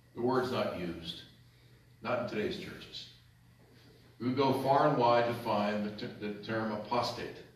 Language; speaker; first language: English; native; English